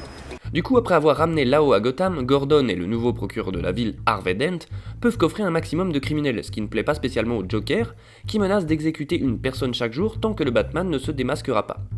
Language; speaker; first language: French; native; French